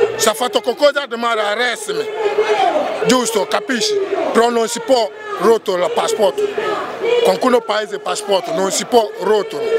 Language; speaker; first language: Italian; non-native, learner; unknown